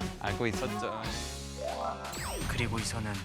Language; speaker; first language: Korean; non-native, fluent; Spanish